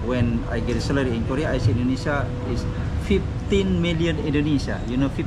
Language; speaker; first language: English; non-native, learner; Indonesian